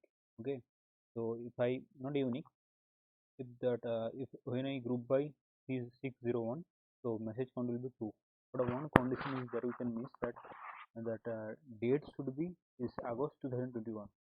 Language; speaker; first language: English; non-native, local second language; Hindi